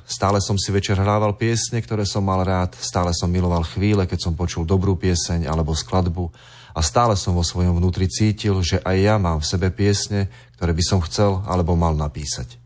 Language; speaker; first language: Slovak; native; Slovak